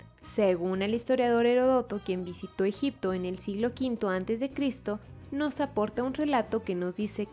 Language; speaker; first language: Spanish; native; Spanish